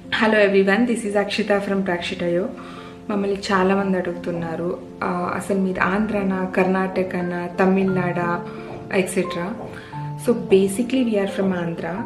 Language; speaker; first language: Telugu; non-native, local second language; Kannada